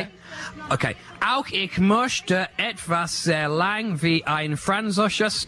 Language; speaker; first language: German; non-native, learner; English